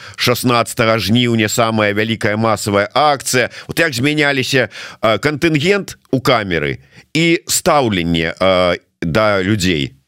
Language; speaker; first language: Belarusian; non-native, local second language; Russian